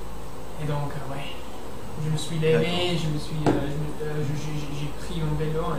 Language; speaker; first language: French; non-native, learner; English